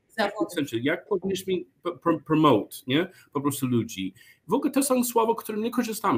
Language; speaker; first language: Polish; non-native, learner; English